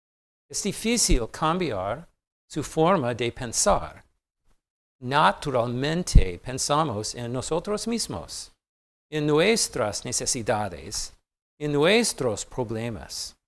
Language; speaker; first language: Spanish; non-native, fluent; English